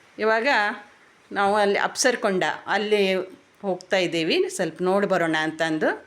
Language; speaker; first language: Kannada; native; Kannada